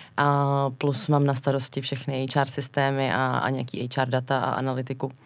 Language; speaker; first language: Czech; native; Czech